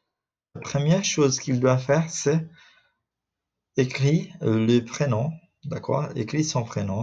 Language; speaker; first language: French; non-native, fluent; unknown